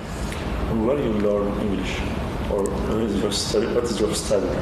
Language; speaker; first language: English; non-native, learner; Turkish